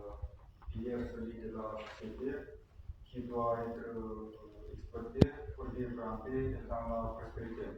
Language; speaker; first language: French; non-native, fluent; Romanian